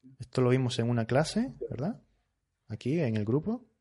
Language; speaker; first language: Spanish; native; Spanish